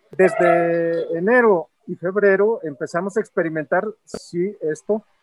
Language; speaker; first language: Spanish; native; Spanish